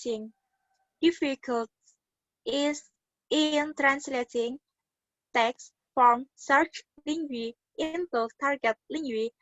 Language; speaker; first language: English; non-native, learner; Indonesian